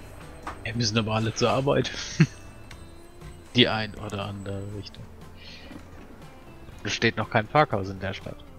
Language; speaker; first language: German; native; German